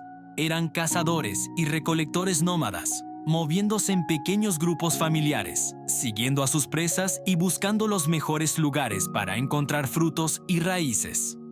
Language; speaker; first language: Spanish; native; Spanish